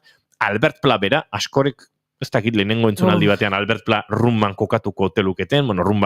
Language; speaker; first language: Basque; native; Basque